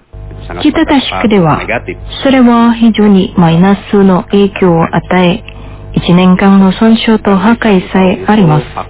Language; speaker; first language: Japanese; non-native, fluent; Indonesian